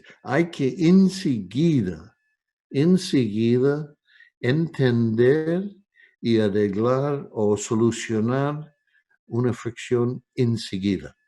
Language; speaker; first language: Spanish; non-native, fluent; English